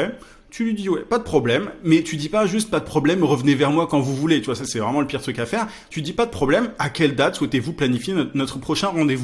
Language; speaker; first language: French; native; French